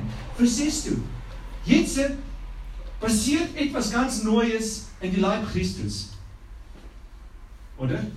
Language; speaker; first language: German; non-native, learner; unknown